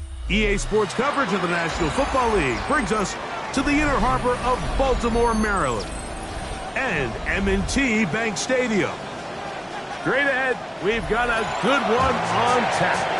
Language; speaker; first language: English; native; English